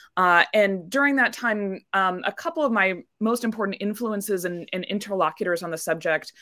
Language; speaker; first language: English; native; English